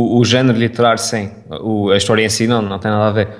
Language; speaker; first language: Portuguese; native; Portuguese